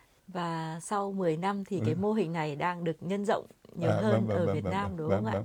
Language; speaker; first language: Vietnamese; native; Vietnamese